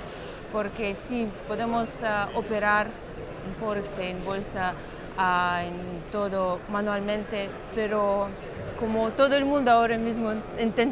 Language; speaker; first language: Spanish; non-native, fluent; Russian